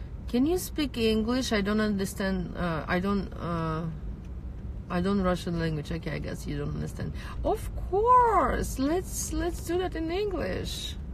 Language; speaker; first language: English; non-native, fluent; Russian